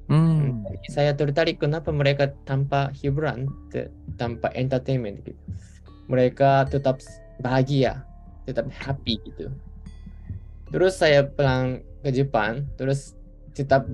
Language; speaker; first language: Indonesian; non-native, fluent; Japanese